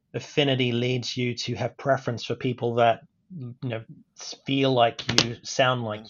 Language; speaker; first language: English; native; English